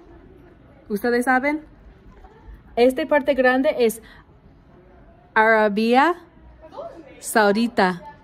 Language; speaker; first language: Spanish; non-native, learner; English